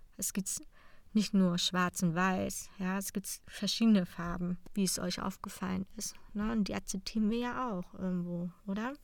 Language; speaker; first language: German; non-native, fluent; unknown